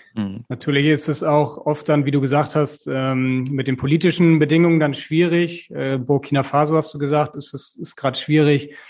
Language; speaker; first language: German; native; German